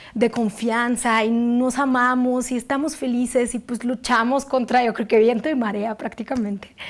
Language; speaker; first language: Spanish; non-native, fluent; Russian